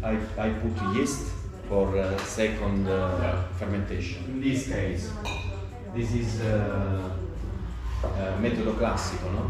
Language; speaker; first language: English; non-native, learner; Italian